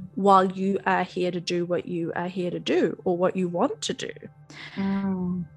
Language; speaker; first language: English; native; English